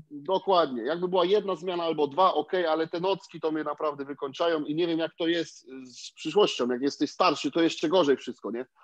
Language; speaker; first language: Polish; early bilingual, heritage; Polish